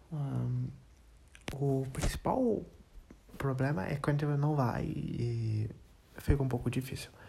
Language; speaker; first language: Portuguese; non-native, learner; English